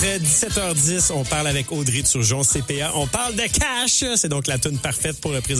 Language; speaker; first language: French; native; French